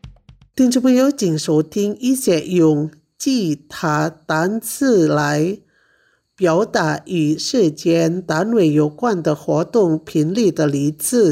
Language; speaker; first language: Chinese; non-native, fluent; Indonesian